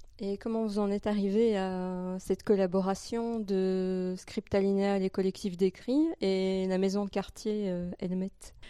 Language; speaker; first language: French; native; French